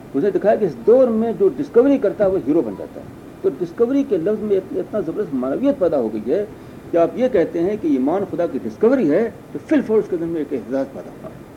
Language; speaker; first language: Urdu; native; Urdu